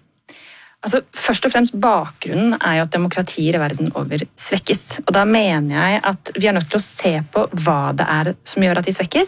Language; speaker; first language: Norwegian; native; Norwegian